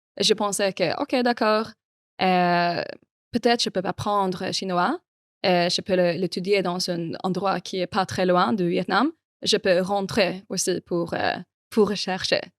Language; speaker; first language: French; non-native, fluent; Swedish